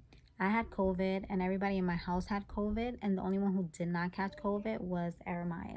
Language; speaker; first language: English; native; English